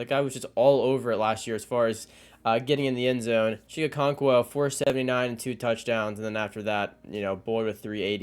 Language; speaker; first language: English; native; English